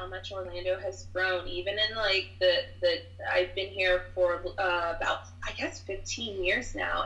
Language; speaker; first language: English; native; English